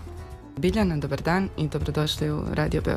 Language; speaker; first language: Serbian; native; Serbian